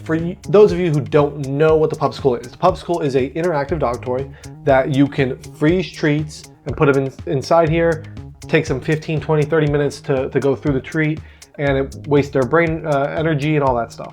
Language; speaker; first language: English; native; English